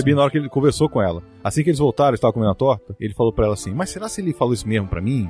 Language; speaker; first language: Portuguese; native; Portuguese